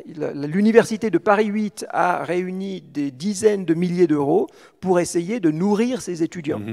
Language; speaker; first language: French; native; French